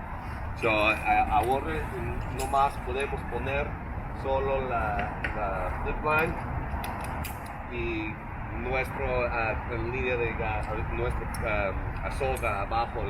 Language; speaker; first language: Spanish; non-native, learner; English